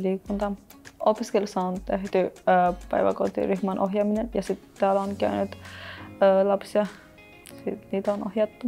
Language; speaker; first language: Finnish; non-native, learner; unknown